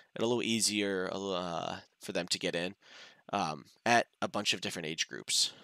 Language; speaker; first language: English; native; English